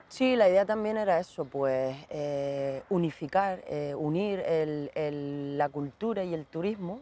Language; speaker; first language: Spanish; native; Spanish